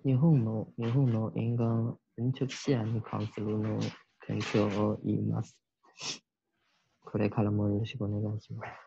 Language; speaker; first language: Japanese; non-native, learner; Chinese